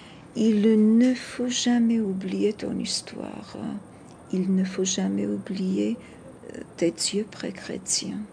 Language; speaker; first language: French; non-native, fluent; Georgian